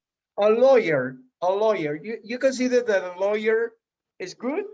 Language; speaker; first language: English; non-native, fluent; Spanish